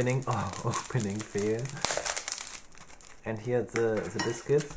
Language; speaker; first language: English; non-native, learner; German